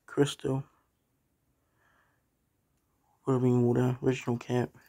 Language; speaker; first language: English; native; English